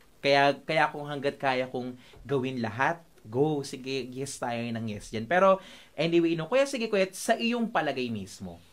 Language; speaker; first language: Filipino; native; Filipino